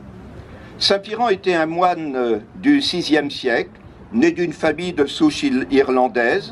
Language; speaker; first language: French; native; French